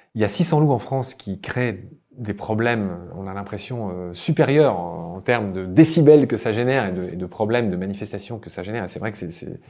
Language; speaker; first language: French; native; French